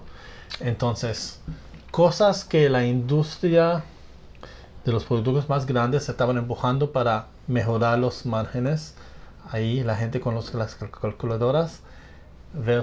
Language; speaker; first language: Spanish; non-native, fluent; English